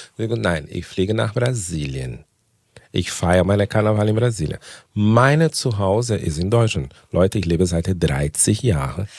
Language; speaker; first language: German; non-native, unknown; Portuguese